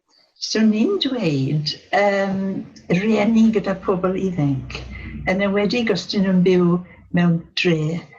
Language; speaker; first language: Welsh; non-native, local second language; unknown